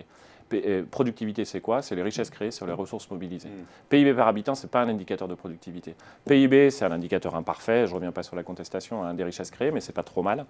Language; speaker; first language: French; native; French